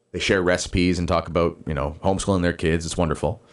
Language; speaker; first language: English; native; English